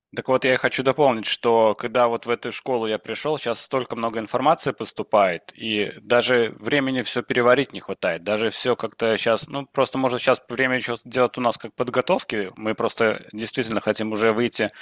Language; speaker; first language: Russian; non-native, local second language; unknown